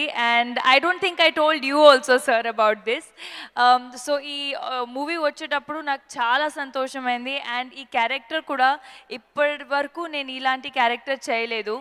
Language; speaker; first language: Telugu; non-native, fluent; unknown